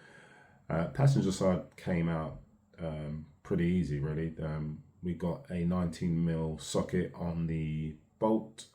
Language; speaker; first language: English; native; English